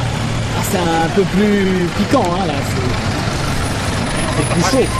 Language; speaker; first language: French; native; French